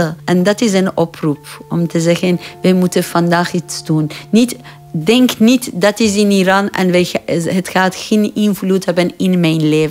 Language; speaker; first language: Dutch; non-native, fluent; Persian